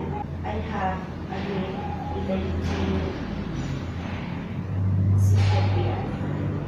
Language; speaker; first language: English; non-native, learner; Spanish